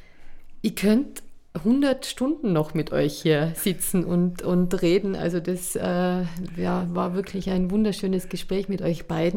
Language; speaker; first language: German; native; German